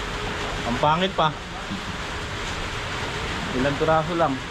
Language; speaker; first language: Filipino; native; Filipino